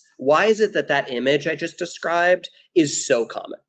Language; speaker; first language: English; native; English